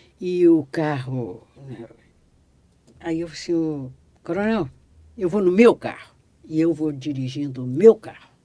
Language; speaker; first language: Portuguese; native; Portuguese